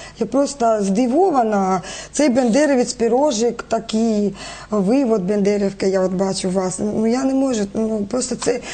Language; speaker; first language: Ukrainian; non-native, local second language; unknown